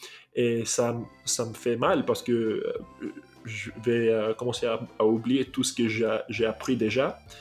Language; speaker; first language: French; non-native, fluent; English